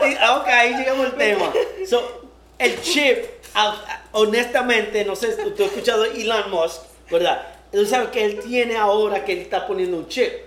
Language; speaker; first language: Spanish; early bilingual, heritage; Spanish